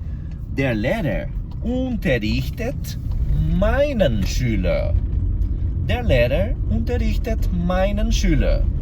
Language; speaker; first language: German; non-native, fluent; Portuguese